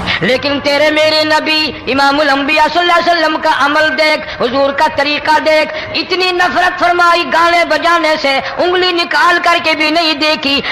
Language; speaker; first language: Urdu; non-native, local second language; Punjabi